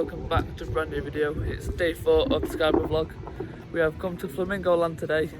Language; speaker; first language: English; native; English